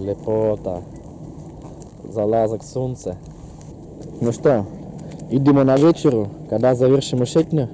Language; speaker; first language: Russian; native; Russian